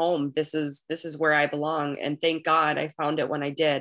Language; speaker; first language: English; native; English